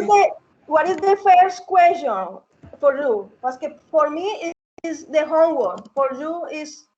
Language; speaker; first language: English; non-native, learner; Spanish